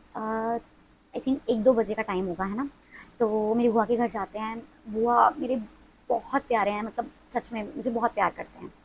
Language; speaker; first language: Hindi; non-native, local second language; Punjabi